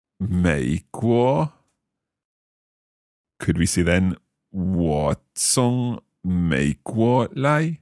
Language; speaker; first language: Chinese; non-native, learner; English